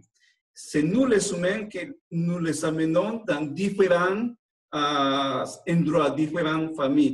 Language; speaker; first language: French; non-native, fluent; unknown